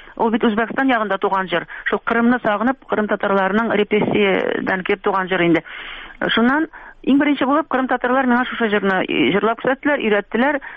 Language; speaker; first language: Tatar; native; Tatar